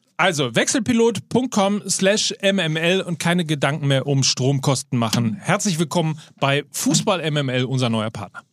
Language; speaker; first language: German; native; German